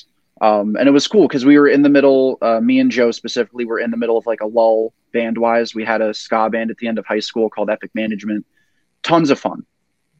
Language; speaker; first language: English; native; English